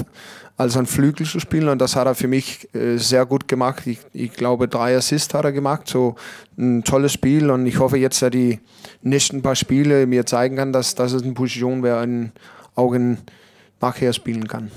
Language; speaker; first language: German; non-native, learner; Danish